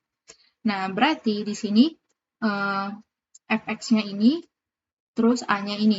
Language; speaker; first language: Indonesian; native; Indonesian